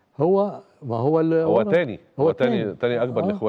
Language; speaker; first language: Arabic; native; Arabic